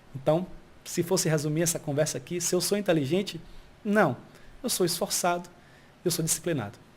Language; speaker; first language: Portuguese; early bilingual, heritage; Portuguese